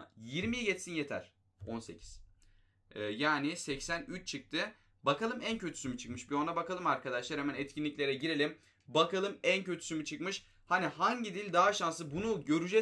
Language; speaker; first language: Turkish; native; Turkish